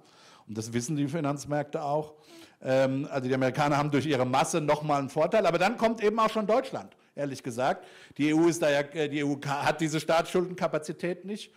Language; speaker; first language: German; native; German